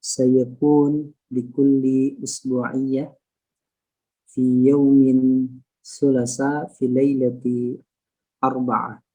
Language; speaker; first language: Arabic; non-native, fluent; Indonesian